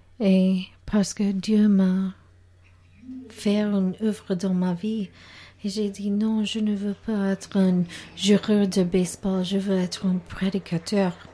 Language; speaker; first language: French; non-native, learner; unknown